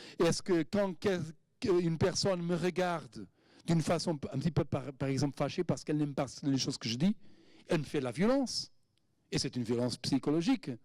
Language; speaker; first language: French; non-native, fluent; Portuguese